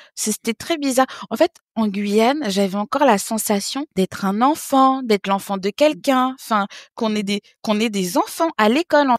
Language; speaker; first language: French; early bilingual, other home language; Haitian Creole